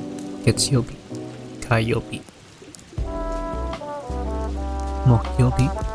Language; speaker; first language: Japanese; non-native, learner; English